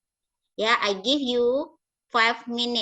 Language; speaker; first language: English; non-native, learner; Indonesian